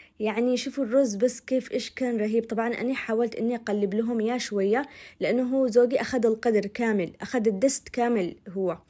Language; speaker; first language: Arabic; native; Arabic